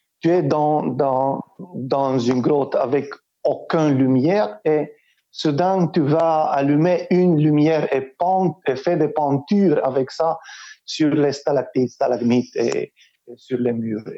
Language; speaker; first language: French; non-native, learner; Romanian